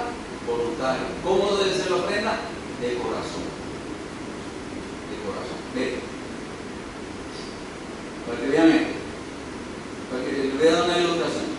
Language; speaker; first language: Spanish; native; Spanish